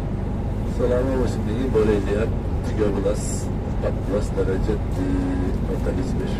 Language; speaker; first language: Indonesian; non-native, fluent; Turkish